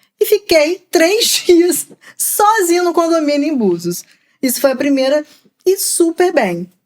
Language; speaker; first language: Portuguese; native; Portuguese